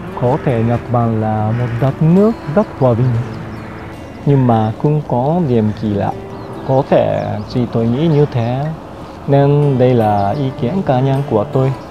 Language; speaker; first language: Vietnamese; non-native, fluent; Japanese